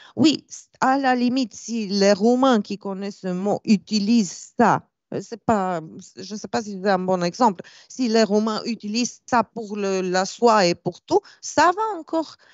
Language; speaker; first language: French; non-native, fluent; Romanian